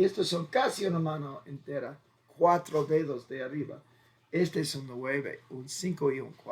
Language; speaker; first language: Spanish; non-native, fluent; English